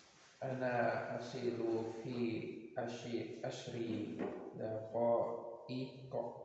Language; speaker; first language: Arabic; non-native, learner; Indonesian